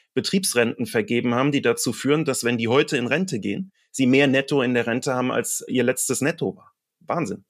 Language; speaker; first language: German; native; German